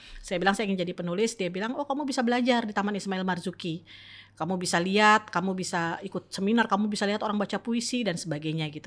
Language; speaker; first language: Indonesian; native; Indonesian